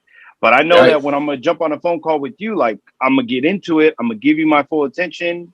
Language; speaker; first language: English; native; English